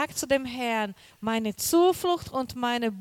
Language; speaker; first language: German; non-native, learner; Portuguese